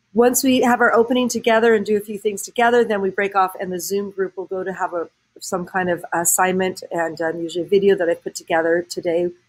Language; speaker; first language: English; native; English